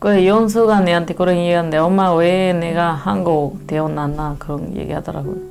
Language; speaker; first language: Korean; non-native, learner; Spanish